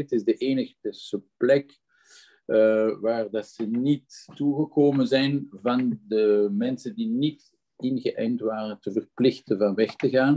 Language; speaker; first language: Dutch; non-native, local second language; French